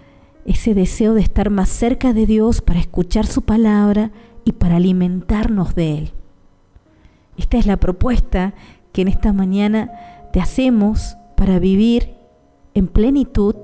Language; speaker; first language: Spanish; native; Spanish